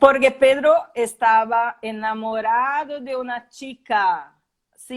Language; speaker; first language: Spanish; non-native, learner; Portuguese